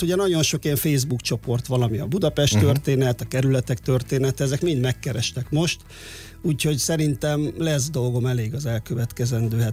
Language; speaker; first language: Hungarian; native; Hungarian